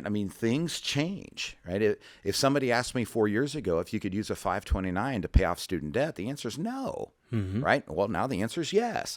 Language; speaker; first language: English; native; English